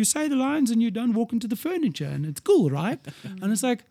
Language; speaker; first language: English; non-native, local second language; Afrikaans